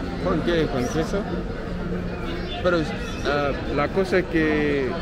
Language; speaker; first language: Spanish; non-native, learner; English